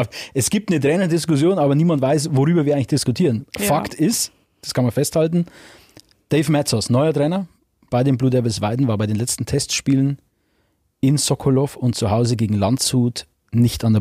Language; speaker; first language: German; native; German